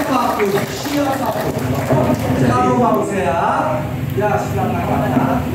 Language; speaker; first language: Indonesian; non-native, learner; Korean